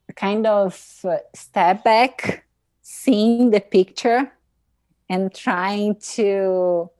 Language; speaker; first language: English; non-native, fluent; Portuguese